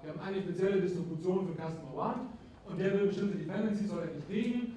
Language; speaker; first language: German; native; German